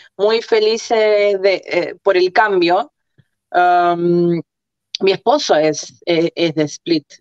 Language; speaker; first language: Spanish; early bilingual, other home language; Croatian